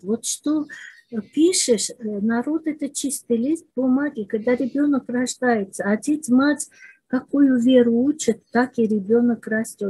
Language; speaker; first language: Russian; non-native, local second language; Azerbaijani